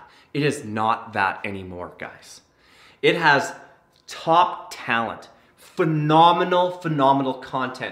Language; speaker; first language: English; native; English